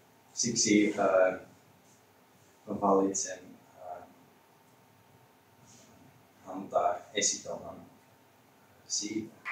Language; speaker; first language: Finnish; non-native, learner; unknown